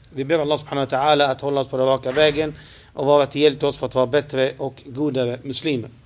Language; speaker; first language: Swedish; non-native, fluent; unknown